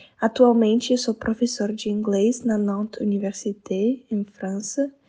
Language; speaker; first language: Portuguese; non-native, fluent; English